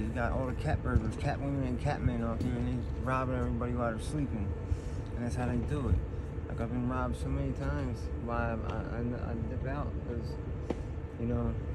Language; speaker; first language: English; native; English